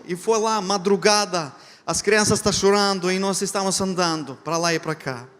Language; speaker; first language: Portuguese; non-native, fluent; Ukrainian